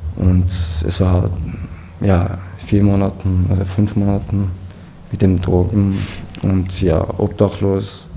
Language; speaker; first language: German; non-native, learner; Persian